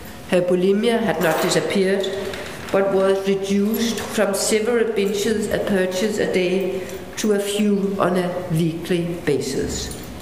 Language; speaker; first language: English; non-native, fluent; Danish